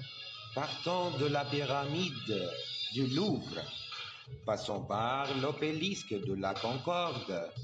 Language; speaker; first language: French; non-native, learner; Arabic